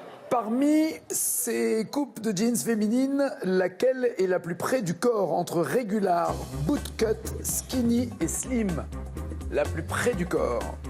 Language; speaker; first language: French; native; French